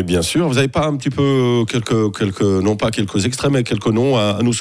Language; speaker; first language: French; native; French